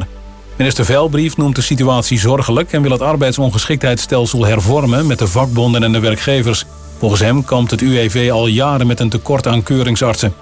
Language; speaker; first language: Dutch; native; Dutch